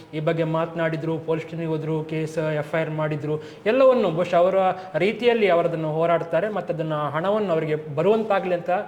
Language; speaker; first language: Kannada; native; Kannada